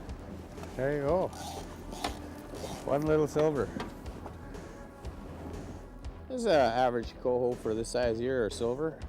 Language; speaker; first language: English; native; English